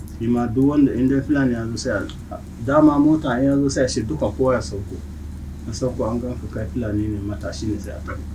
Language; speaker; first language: Hausa; non-native, local second language; Fula